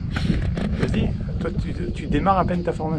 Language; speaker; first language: French; native; French